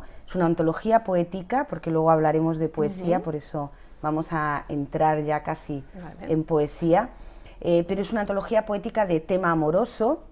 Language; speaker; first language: Spanish; native; Spanish